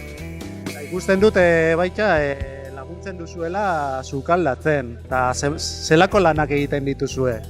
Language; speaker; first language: Basque; native; Basque